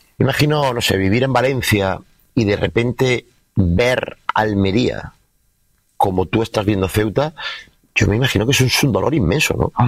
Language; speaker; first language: Spanish; native; Spanish